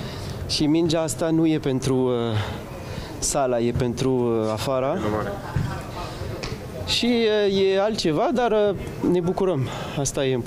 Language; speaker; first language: Romanian; non-native, learner; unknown